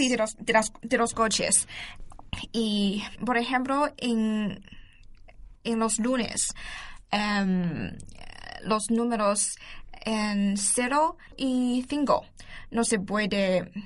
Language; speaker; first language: Spanish; non-native, learner; Chinese